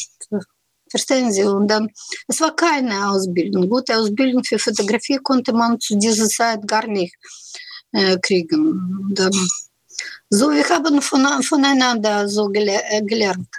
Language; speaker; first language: German; non-native, learner; Russian